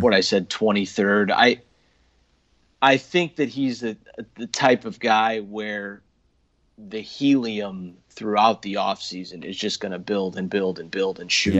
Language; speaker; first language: English; native; English